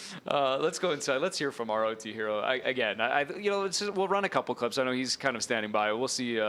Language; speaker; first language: English; native; English